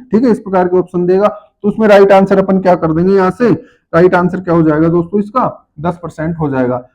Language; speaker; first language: Hindi; native; Hindi